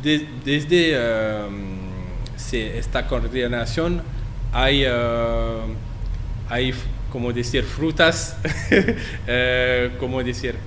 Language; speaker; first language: Spanish; non-native, learner; French